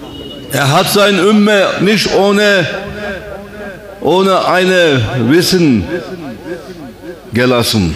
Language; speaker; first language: German; non-native, fluent; Turkish